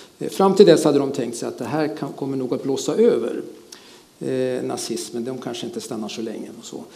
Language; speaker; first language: Swedish; early bilingual, other home language; German